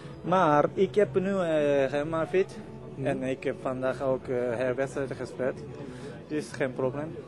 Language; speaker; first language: Dutch; non-native, learner; Japanese